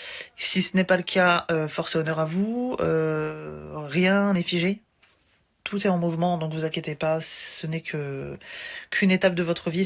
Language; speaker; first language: French; native; French